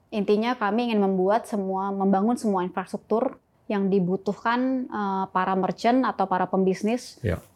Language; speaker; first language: Indonesian; native; Indonesian